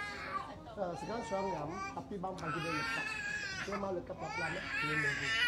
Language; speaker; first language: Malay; non-native, local second language; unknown